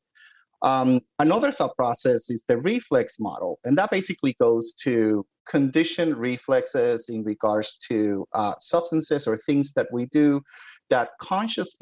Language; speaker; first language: English; native; English